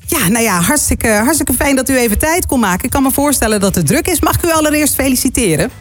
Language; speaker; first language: Dutch; native; Dutch